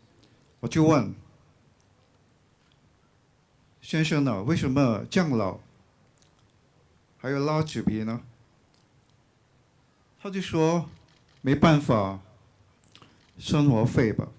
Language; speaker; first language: Chinese; non-native, local second language; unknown